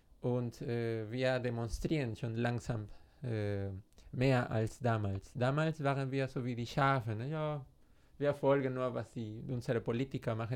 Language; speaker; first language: German; non-native, fluent; Spanish